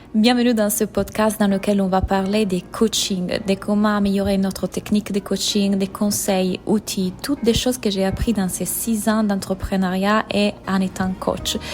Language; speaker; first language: French; non-native, fluent; Italian